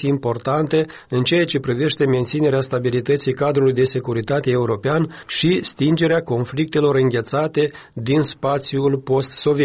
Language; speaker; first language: Romanian; native; Romanian